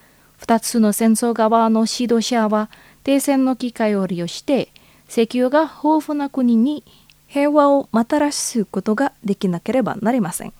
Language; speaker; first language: Japanese; non-native, fluent; Indonesian